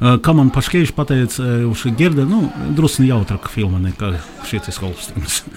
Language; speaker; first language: Latvian; non-native, local second language; Russian